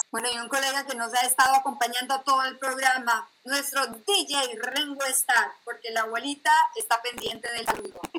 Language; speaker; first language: Spanish; native; Spanish